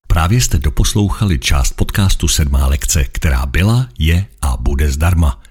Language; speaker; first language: Czech; native; Czech